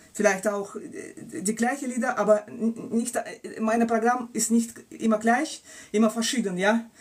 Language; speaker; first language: German; non-native, fluent; Russian